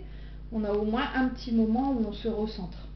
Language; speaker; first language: French; native; French